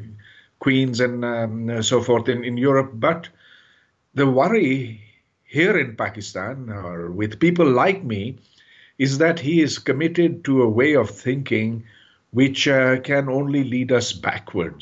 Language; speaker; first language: English; non-native, local second language; Urdu